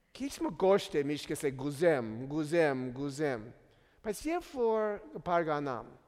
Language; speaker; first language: Armenian; early bilingual, heritage; Armenian